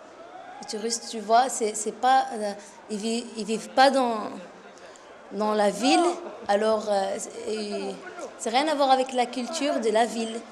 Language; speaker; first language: French; non-native, learner; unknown